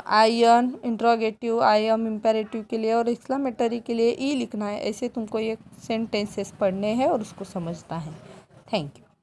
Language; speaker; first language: Hindi; non-native, local second language; Marathi